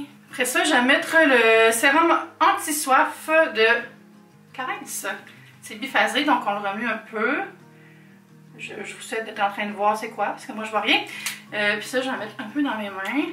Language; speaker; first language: French; native; French